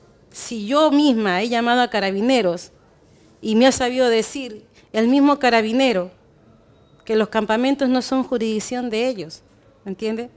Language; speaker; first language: Spanish; native; Spanish